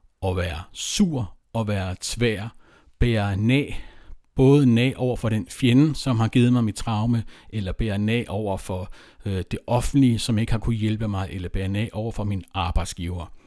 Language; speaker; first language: Danish; native; Danish